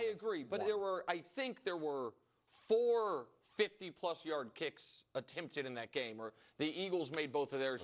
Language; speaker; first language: English; native; English